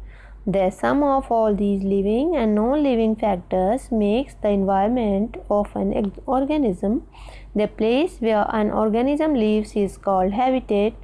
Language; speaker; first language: English; non-native, local second language; Hindi